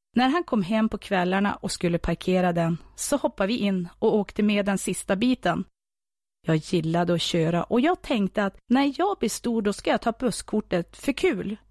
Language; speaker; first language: Swedish; native; Swedish